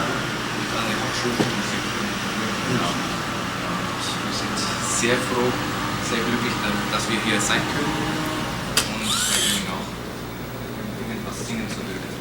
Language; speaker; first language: German; non-native, fluent; Spanish